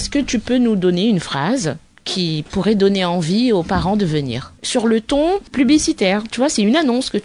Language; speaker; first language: French; native; French